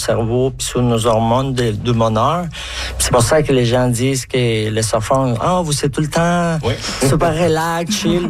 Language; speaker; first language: French; non-native, fluent; Spanish